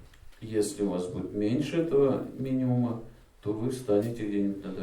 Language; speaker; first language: Russian; native; Russian